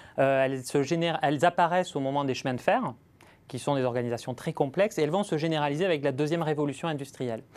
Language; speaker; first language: French; native; French